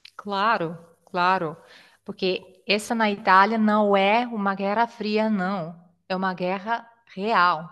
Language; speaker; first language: Portuguese; non-native, fluent; Italian